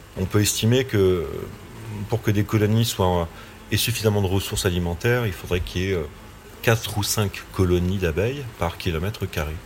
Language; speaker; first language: French; native; French